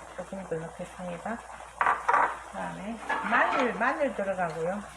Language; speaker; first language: Korean; native; Korean